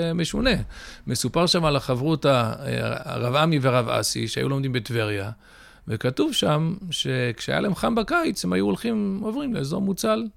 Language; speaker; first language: Hebrew; early bilingual, other home language; English